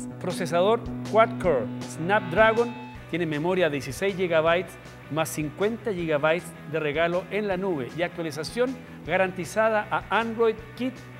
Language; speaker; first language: Spanish; native; Spanish